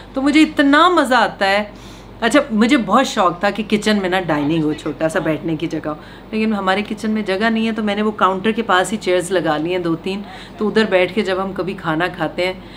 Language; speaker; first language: Urdu; non-native, local second language; Punjabi